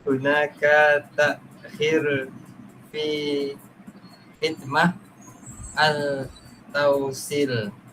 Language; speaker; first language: Arabic; non-native, learner; Malay